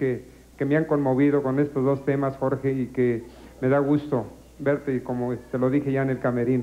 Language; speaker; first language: Spanish; native; Spanish